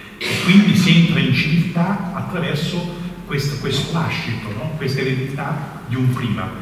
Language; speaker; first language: Italian; native; Italian